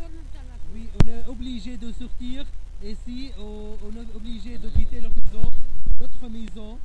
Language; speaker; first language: French; non-native, fluent; Arabic